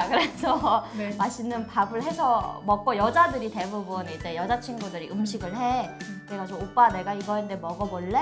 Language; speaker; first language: Korean; native; Korean